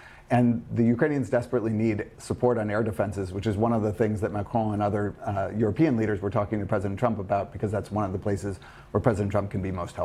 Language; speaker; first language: English; native; English